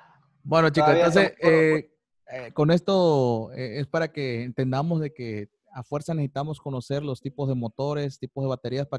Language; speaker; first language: Spanish; native; Spanish